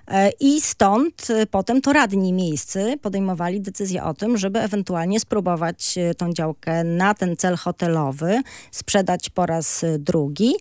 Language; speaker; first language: Polish; native; Polish